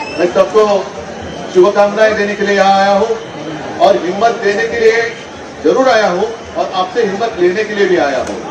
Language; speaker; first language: Hindi; non-native, local second language; Marathi